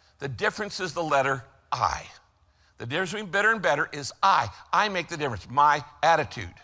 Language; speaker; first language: English; native; English